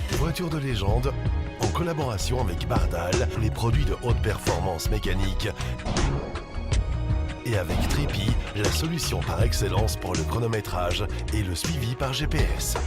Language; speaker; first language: French; native; French